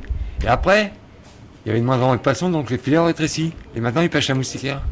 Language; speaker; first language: French; native; French